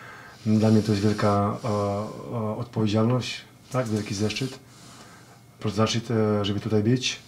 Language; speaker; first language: Polish; non-native, fluent; Serbian